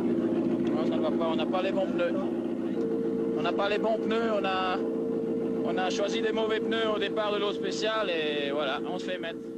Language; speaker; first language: French; native; French